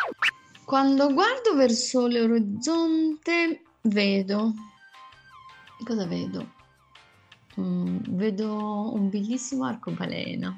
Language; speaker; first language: Italian; non-native, fluent; Arabic